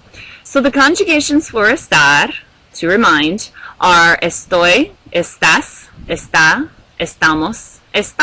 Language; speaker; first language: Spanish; non-native, fluent; English